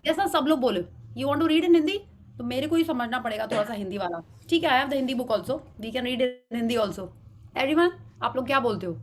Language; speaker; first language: Hindi; native; Hindi